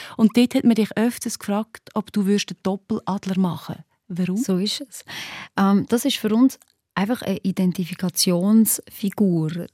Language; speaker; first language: German; early bilingual, other home language; Albanian